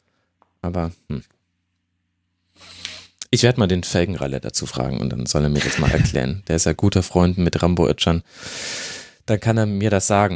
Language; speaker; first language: German; native; German